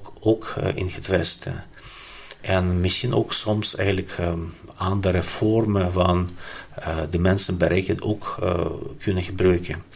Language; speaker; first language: Dutch; non-native, fluent; Ukrainian